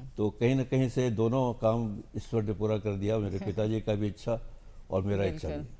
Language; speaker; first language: Hindi; non-native, local second language; Bangla